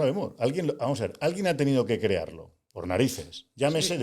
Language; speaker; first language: Spanish; native; Spanish